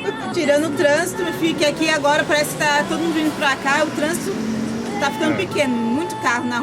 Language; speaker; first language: Portuguese; native; Portuguese